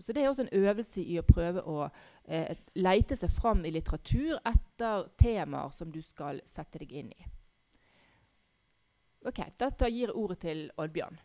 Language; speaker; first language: Norwegian; native; Norwegian